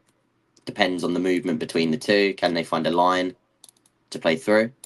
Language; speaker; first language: English; native; English